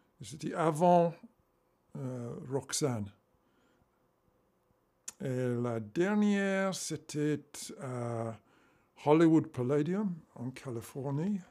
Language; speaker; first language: French; non-native, learner; English